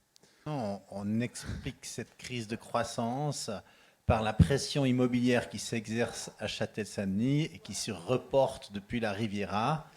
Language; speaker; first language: French; native; French